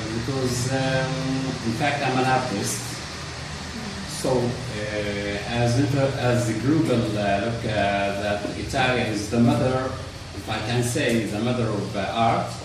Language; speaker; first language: English; non-native, learner; Arabic